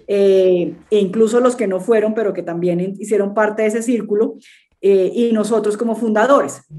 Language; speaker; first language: Spanish; native; Spanish